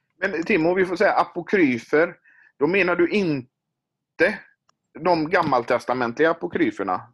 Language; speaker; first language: Swedish; native; Swedish